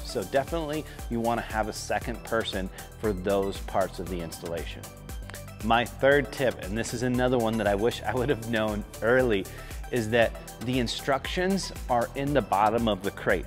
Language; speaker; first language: English; native; English